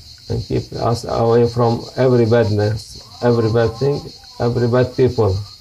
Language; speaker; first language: English; non-native, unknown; Turkish